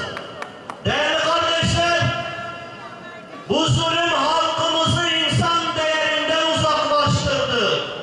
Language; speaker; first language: Turkish; non-native, local second language; Zaza